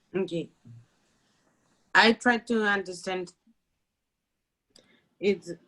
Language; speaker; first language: English; non-native, learner; Spanish